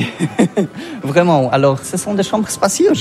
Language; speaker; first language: French; non-native, learner; Polish